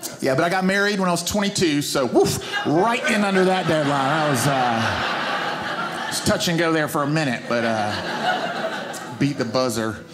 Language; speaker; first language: English; native; English